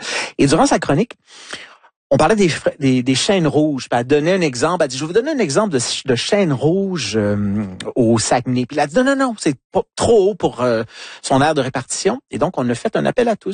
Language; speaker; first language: French; native; French